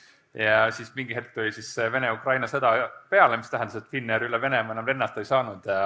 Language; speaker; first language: Estonian; native; Estonian